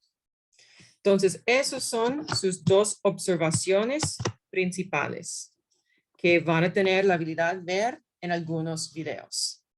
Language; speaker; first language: Spanish; non-native, fluent; English